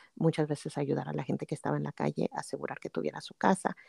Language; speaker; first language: Spanish; native; Spanish